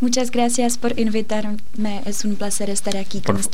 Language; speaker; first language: Spanish; non-native, fluent; Czech